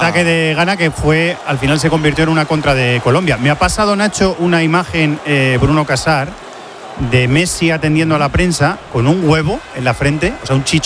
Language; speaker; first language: Spanish; native; Spanish